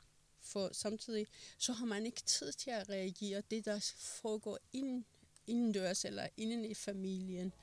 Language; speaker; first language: Danish; non-native, fluent; Persian